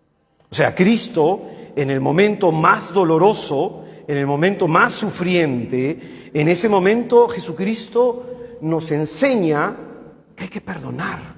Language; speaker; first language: Spanish; native; Spanish